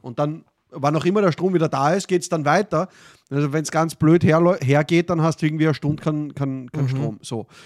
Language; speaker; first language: German; early bilingual, other home language; Arabic